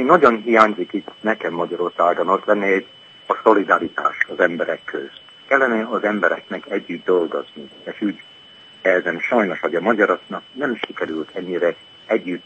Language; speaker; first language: Hungarian; non-native, fluent; English